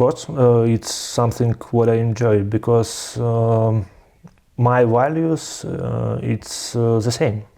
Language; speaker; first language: English; non-native, learner; Russian